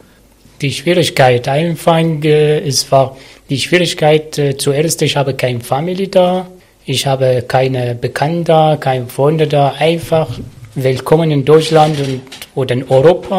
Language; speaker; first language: German; non-native, learner; Arabic